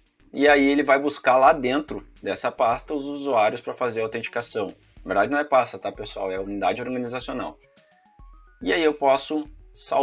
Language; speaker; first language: Portuguese; native; Portuguese